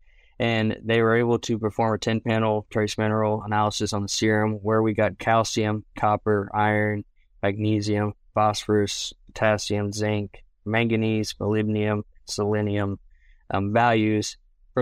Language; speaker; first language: English; native; English